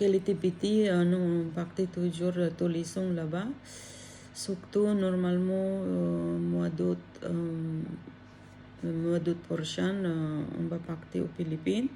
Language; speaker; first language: French; non-native, learner; Filipino